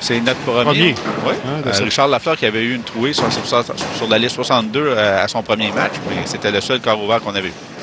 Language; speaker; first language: French; native; French